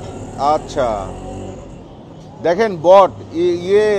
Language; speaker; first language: Hindi; non-native, learner; Bangla